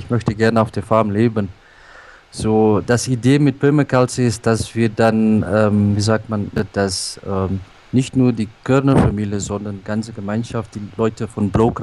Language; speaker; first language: German; non-native, local second language; Afrikaans